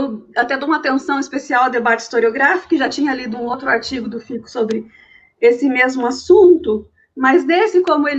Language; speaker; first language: Portuguese; native; Portuguese